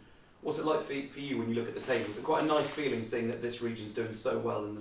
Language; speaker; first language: English; native; English